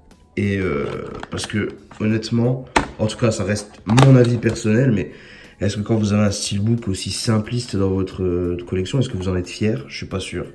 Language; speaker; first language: French; native; French